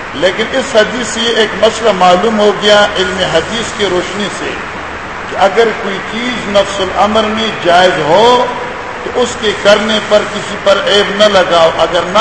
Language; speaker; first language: Urdu; non-native, local second language; Pashto